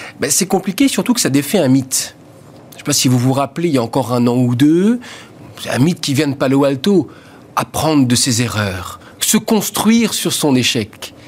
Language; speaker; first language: French; native; French